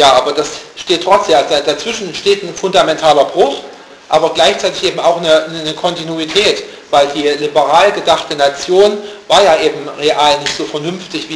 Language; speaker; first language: German; native; German